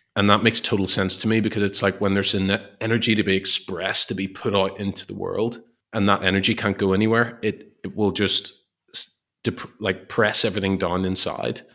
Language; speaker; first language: English; native; English